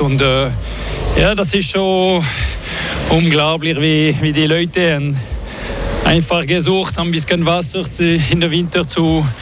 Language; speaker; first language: German; non-native, learner; French